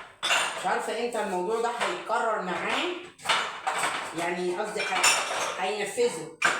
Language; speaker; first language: Arabic; native; Arabic